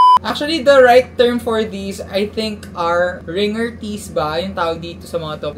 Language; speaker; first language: Filipino; native; Filipino